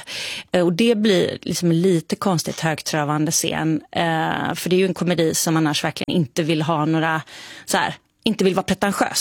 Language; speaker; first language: Swedish; native; Swedish